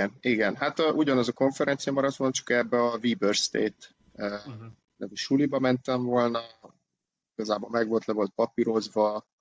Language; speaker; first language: Hungarian; native; Hungarian